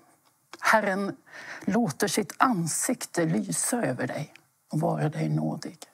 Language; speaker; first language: Swedish; native; Swedish